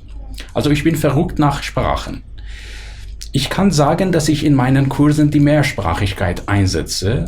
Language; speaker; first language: German; non-native, fluent; Persian